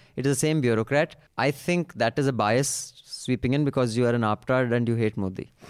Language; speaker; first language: English; non-native, local second language; Hindi